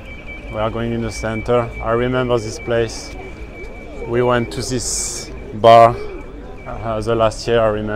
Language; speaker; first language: English; non-native, fluent; French